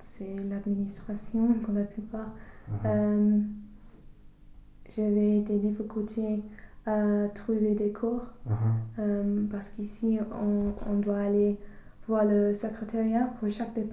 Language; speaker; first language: French; non-native, learner; English